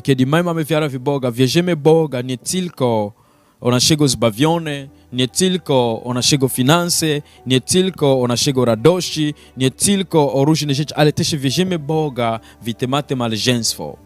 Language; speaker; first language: Polish; non-native, learner; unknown